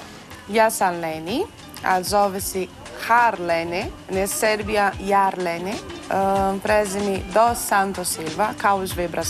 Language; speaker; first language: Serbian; non-native, learner; Portuguese